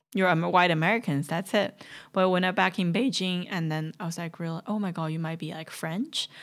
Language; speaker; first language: English; non-native, fluent; Chinese